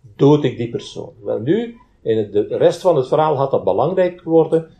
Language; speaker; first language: Dutch; native; Dutch